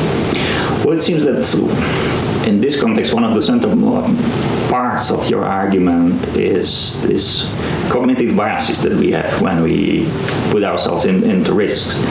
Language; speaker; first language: English; non-native, fluent; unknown